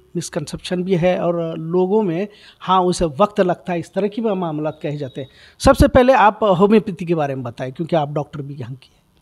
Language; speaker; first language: Hindi; non-native, local second language; Urdu